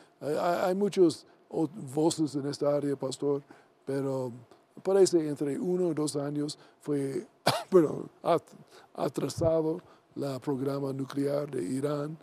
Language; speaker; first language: Spanish; non-native, learner; English